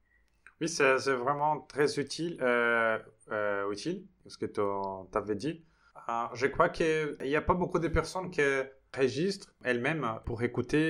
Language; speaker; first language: French; non-native, fluent; Portuguese